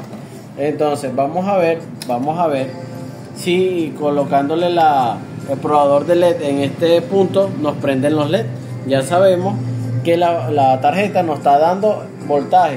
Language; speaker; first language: Spanish; native; Spanish